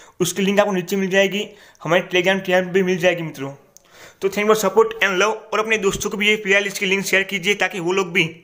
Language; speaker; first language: Hindi; non-native, local second language; Gujarati